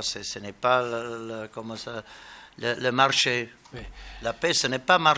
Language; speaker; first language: French; non-native, learner; Bosnian